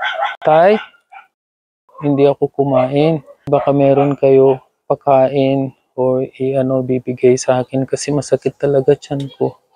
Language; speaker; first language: Filipino; non-native, learner; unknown